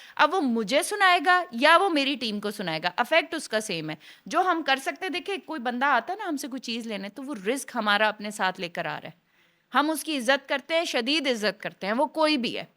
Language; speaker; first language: Urdu; non-native, local second language; Saraiki